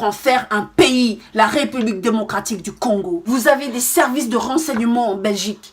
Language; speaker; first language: French; non-native, local second language; Kongo